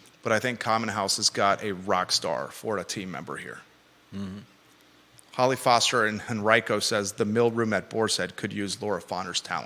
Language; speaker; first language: English; native; English